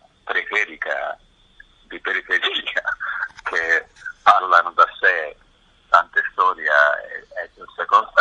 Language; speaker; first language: Italian; non-native, fluent; Japanese